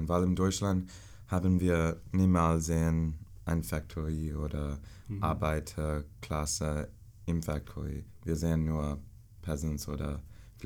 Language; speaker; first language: German; non-native, learner; English